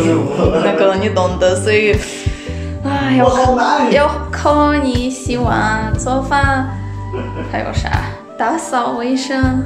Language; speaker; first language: Chinese; non-native, fluent; Russian